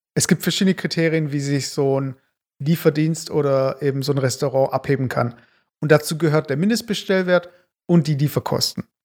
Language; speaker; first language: German; early bilingual, other home language; Turkish